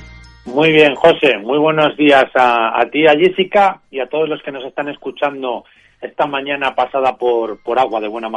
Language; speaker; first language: Spanish; native; Spanish